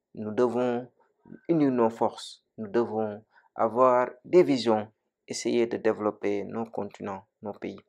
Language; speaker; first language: French; non-native, local second language; Wolof